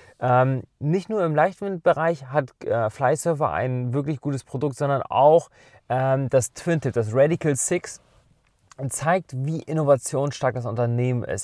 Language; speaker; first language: German; native; German